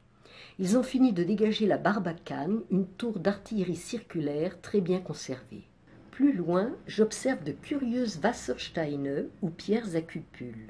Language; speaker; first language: French; native; French